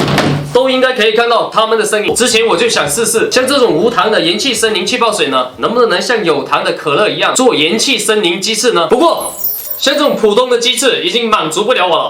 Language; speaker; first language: Chinese; native; Chinese